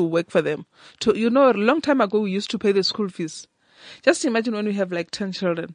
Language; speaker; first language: English; non-native, local second language; Northern Sotho